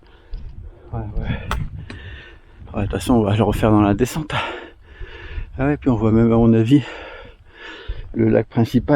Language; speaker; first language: French; native; French